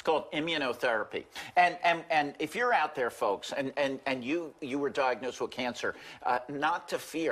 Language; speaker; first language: English; native; English